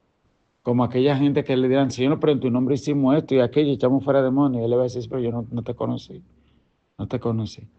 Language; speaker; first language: Spanish; native; Spanish